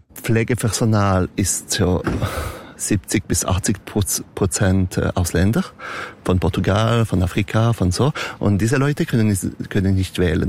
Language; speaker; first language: German; non-native, local second language; French